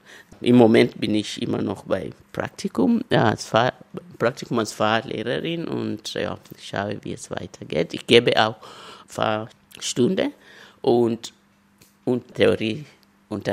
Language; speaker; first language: German; non-native, fluent; Luyia